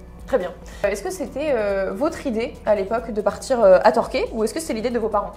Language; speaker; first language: French; native; French